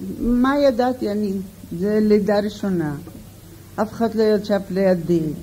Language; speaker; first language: Hebrew; non-native, fluent; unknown